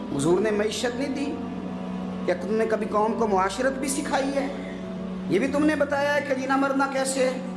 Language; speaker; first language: Urdu; non-native, local second language; Punjabi